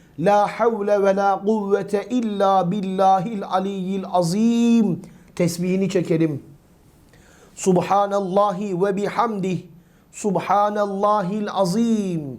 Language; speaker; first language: Turkish; native; Turkish